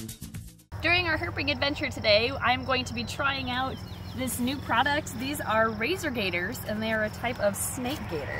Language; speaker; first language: English; native; English